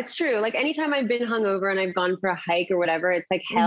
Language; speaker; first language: English; early bilingual, other home language; Italian